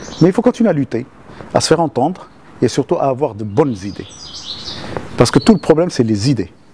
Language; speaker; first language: French; non-native, local second language; Arabic